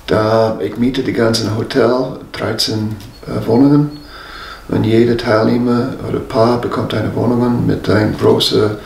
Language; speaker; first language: German; non-native, fluent; English